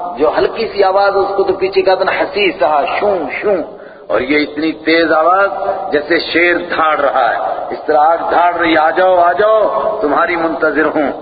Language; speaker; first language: Urdu; non-native, local second language; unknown